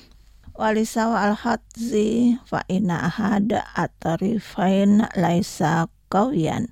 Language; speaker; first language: Arabic; non-native, fluent; Indonesian